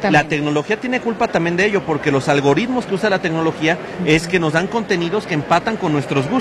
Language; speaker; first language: Spanish; native; Spanish